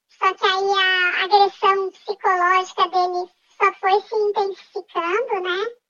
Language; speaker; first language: Portuguese; native; Portuguese